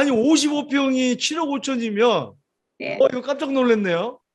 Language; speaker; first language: Korean; native; Korean